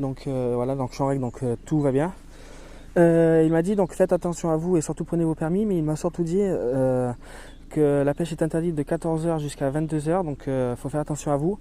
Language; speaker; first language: French; native; French